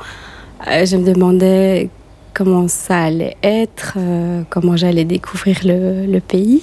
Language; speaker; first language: French; native; French